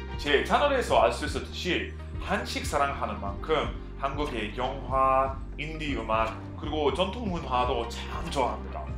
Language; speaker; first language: Korean; non-native, fluent; English